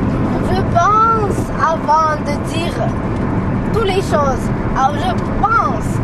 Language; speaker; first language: French; non-native, learner; Georgian